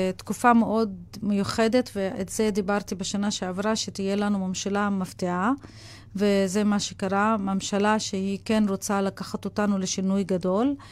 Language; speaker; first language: Hebrew; non-native, local second language; Arabic